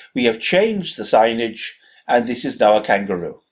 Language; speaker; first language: English; native; English